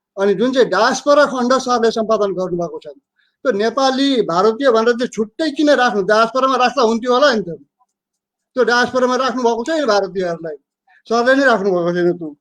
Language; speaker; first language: Nepali; native; Nepali